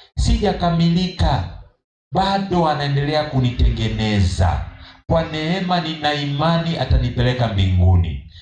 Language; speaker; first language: Swahili; non-native, local second language; Kamba